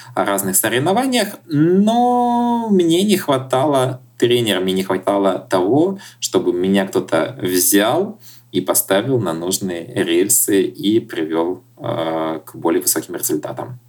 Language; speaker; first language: Russian; native; Russian